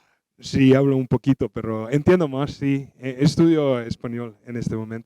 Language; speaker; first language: Spanish; non-native, learner; Finnish